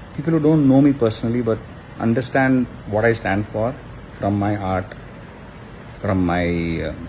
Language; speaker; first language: English; non-native, local second language; Tamil